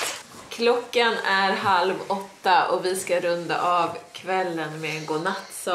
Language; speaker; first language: Swedish; native; Swedish